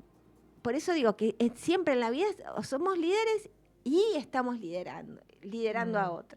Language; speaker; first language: Spanish; native; Spanish